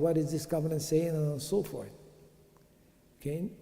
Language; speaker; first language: English; non-native, fluent; Arabic